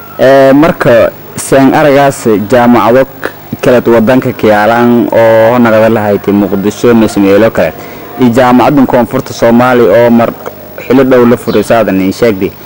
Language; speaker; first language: Somali; non-native, local second language; Maay